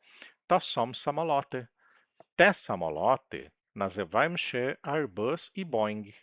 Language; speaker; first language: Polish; non-native, learner; Portuguese